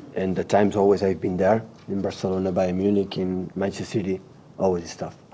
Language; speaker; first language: English; non-native, learner; Catalan